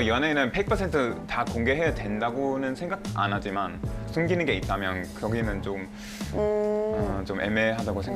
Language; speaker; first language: Korean; non-native, fluent; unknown